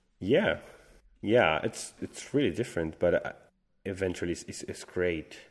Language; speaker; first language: English; non-native, fluent; Spanish